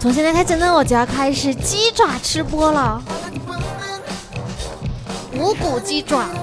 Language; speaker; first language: Chinese; native; Chinese